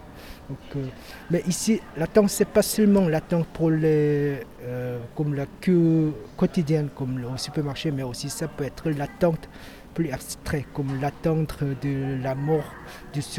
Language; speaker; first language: French; non-native, learner; Korean